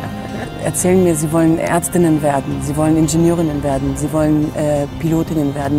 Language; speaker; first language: German; native; German